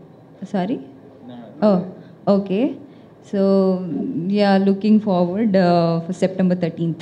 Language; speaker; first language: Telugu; non-native, learner; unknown